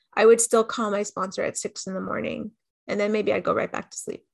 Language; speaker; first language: English; native; English